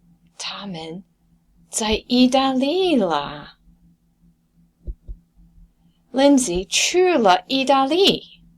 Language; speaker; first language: Chinese; non-native, fluent; English